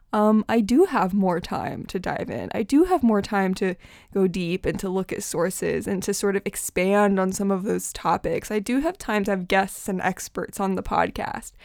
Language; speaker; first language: English; early bilingual, other home language; Portuguese